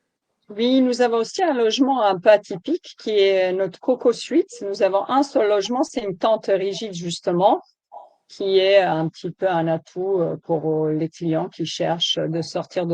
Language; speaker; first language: French; native; French